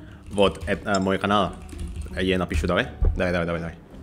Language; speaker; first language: Russian; non-native, learner; Indonesian